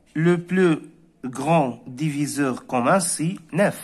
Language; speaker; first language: French; non-native, local second language; Arabic